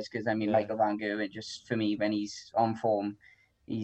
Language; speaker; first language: English; native; English